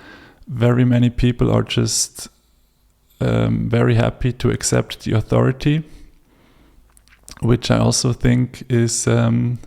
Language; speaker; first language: English; non-native, fluent; German